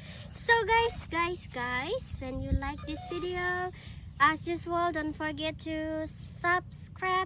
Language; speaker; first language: English; non-native, learner; Indonesian